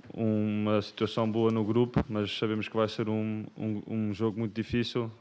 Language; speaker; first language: Portuguese; early bilingual, other home language; English